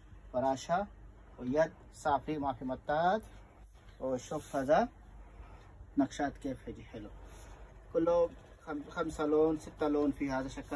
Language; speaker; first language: Arabic; non-native, learner; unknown